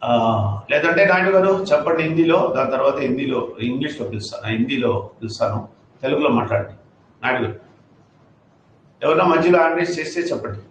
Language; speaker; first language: Telugu; non-native, fluent; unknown